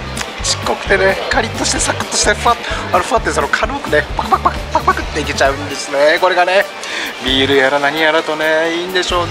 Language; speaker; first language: Japanese; native; Japanese